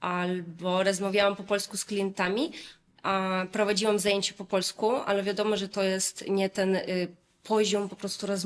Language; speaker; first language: Polish; non-native, fluent; Russian